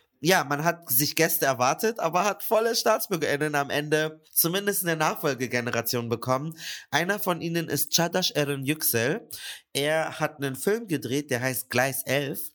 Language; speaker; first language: German; native; German